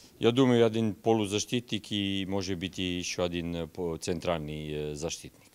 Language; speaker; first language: Russian; non-native, learner; Serbian